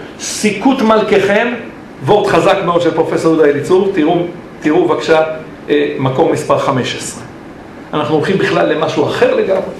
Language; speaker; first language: Hebrew; native; Hebrew